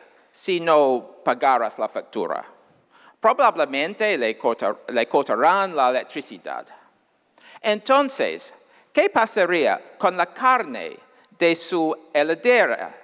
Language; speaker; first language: Spanish; non-native, fluent; English